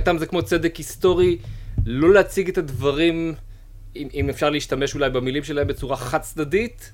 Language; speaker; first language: Hebrew; native; Hebrew